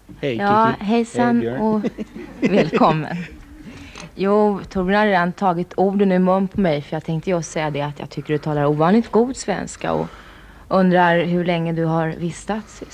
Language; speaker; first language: Swedish; native; Swedish